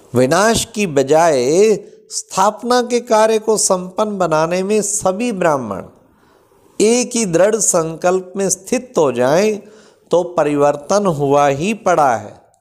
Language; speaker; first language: Hindi; native; Hindi